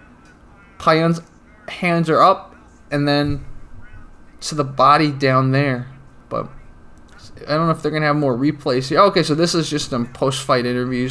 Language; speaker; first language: English; native; English